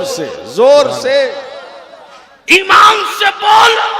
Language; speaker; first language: Hindi; native; Hindi